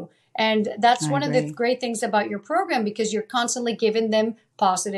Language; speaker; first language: English; early bilingual, other home language; Italian